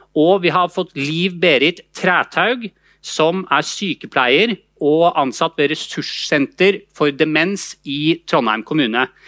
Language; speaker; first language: Norwegian; native; Norwegian